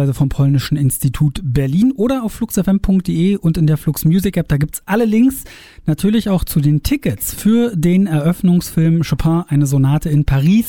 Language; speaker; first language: German; native; German